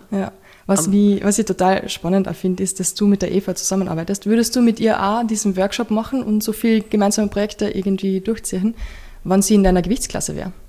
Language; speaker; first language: German; native; German